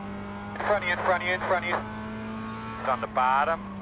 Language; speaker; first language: English; native; English